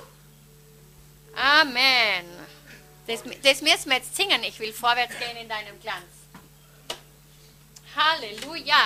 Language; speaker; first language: German; native; German